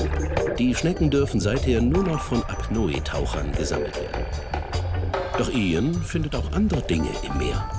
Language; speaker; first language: German; native; German